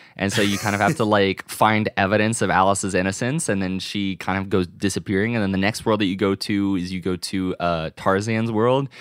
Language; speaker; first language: English; native; English